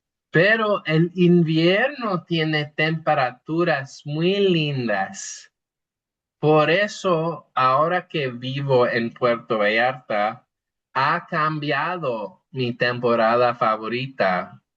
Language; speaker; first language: Spanish; non-native, fluent; English